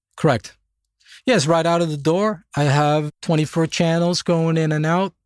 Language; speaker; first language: English; non-native, fluent; Dutch